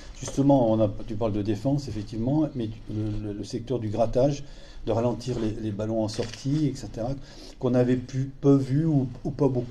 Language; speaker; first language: French; native; French